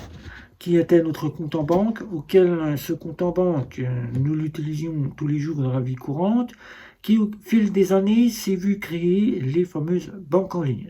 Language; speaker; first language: French; native; French